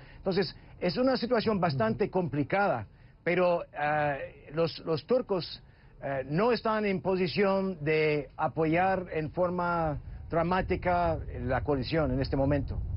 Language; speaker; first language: Spanish; non-native, fluent; English